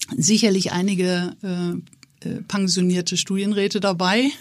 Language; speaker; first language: German; native; German